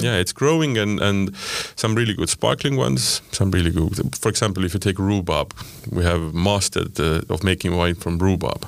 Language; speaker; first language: English; non-native, fluent; Estonian